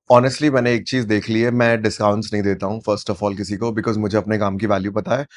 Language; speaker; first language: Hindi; native; Hindi